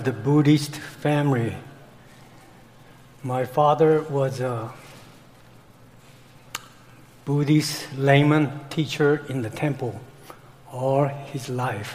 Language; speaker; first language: English; non-native, fluent; Korean